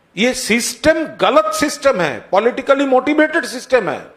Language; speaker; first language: Hindi; non-native, local second language; Bangla